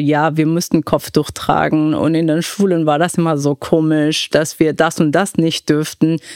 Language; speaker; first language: German; non-native, fluent; Persian